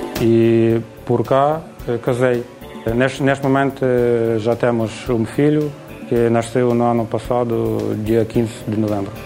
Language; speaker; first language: Portuguese; non-native, learner; Ukrainian